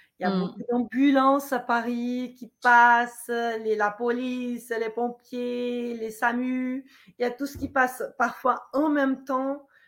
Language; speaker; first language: French; non-native, fluent; Portuguese